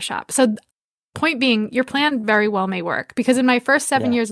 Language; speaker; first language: English; native; English